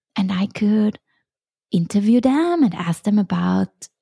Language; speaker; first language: English; non-native, fluent; German